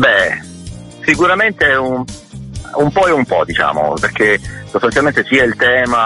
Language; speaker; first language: Italian; native; Italian